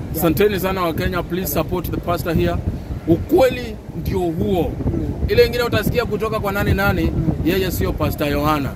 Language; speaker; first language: Swahili; native; Swahili